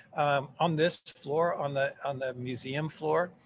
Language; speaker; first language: English; native; English